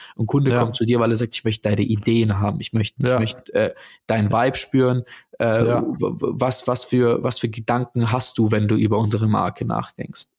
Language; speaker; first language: German; native; German